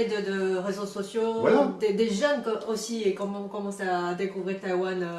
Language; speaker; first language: French; non-native, fluent; Chinese